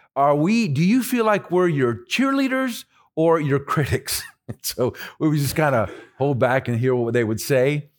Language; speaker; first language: English; early bilingual, other home language; Spanish